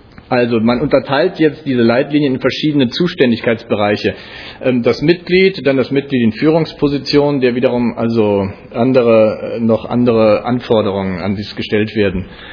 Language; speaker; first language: German; native; German